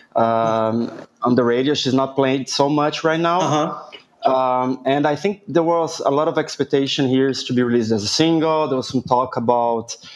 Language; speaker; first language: English; non-native, fluent; Portuguese